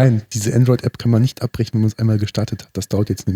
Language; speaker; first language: German; native; German